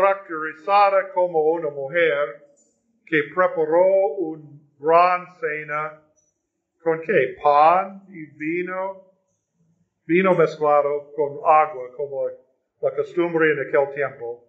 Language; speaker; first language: Spanish; non-native, fluent; English